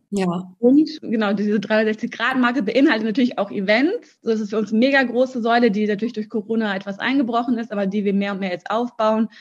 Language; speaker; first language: German; early bilingual, other home language; Russian